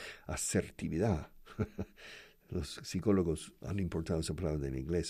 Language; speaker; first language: Spanish; non-native, fluent; English